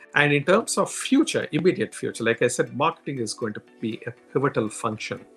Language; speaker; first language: English; non-native, local second language; Telugu